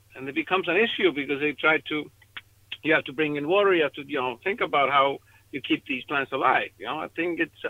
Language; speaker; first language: English; non-native, fluent; Icelandic